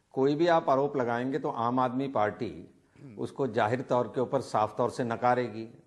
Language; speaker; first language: Hindi; native; Hindi